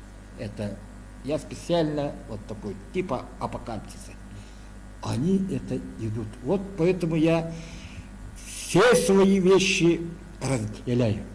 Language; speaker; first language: Russian; non-native, local second language; Yakut